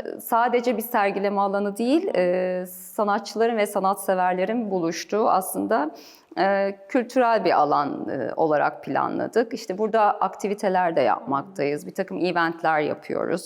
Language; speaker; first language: Turkish; native; Turkish